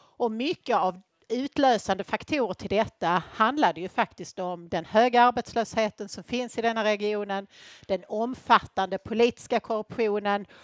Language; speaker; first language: Swedish; native; Swedish